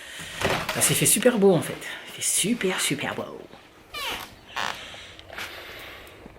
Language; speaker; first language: French; native; French